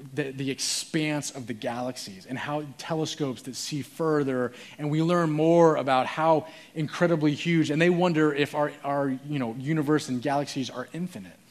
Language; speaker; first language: English; native; English